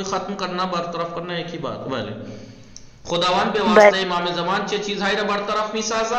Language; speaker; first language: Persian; non-native, fluent; Urdu